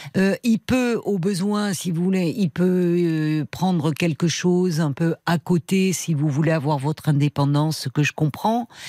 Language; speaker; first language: French; native; French